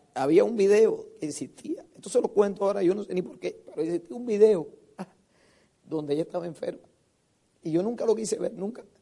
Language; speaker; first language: Spanish; native; Spanish